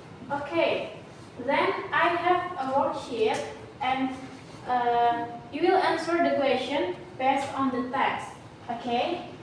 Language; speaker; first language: English; non-native, learner; Indonesian